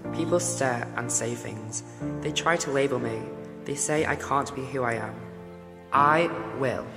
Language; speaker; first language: English; native; English